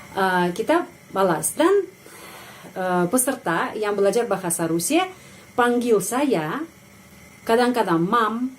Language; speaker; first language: Indonesian; non-native, fluent; Russian